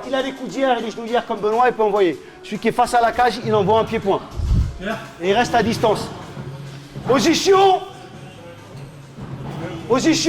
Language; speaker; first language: French; native; French